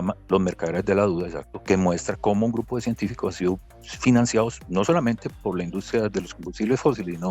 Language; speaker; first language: Spanish; native; Spanish